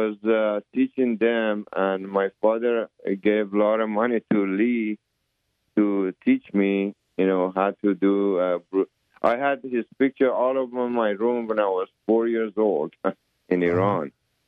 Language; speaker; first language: English; early bilingual, other home language; Persian